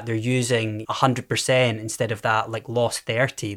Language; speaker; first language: English; native; English